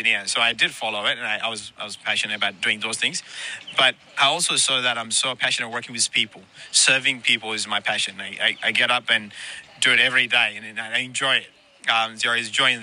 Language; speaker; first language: English; native; English